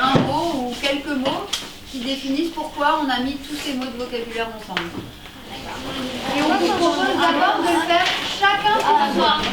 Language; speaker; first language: French; native; French